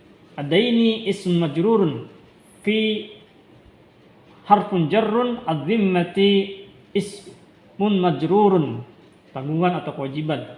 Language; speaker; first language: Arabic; non-native, learner; Indonesian